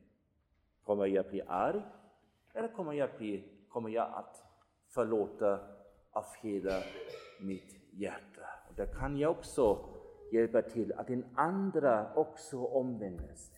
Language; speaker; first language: Swedish; non-native, fluent; German